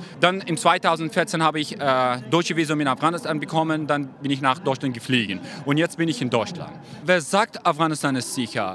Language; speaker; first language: German; non-native, fluent; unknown